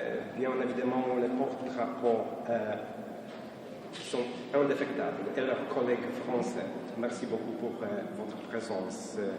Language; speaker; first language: French; non-native, fluent; Polish